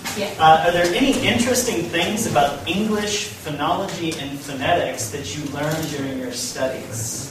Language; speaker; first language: English; native; English